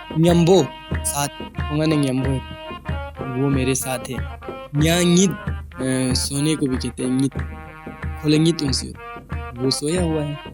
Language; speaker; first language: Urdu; non-native, local second language; Balti